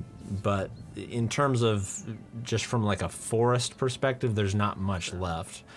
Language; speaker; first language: English; native; English